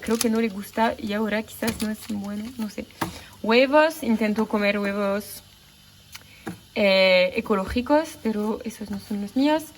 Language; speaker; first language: Spanish; non-native, fluent; French